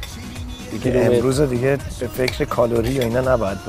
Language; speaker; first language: Persian; native; Persian